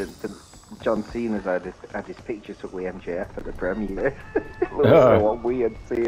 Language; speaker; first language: English; native; English